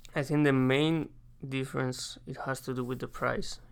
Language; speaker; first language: English; non-native, fluent; Spanish